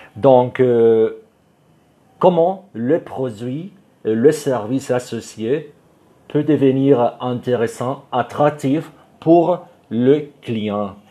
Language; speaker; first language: French; non-native, fluent; Spanish